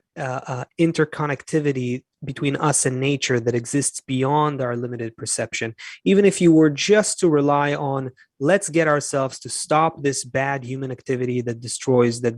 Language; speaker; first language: English; non-native, fluent; Hebrew